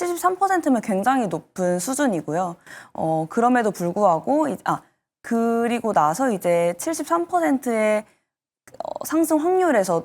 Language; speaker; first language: Korean; native; Korean